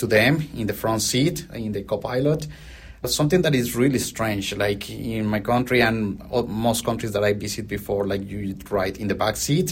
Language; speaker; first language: English; non-native, fluent; Spanish